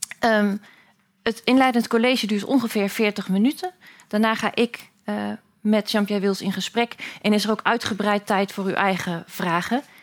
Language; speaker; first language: Dutch; native; Dutch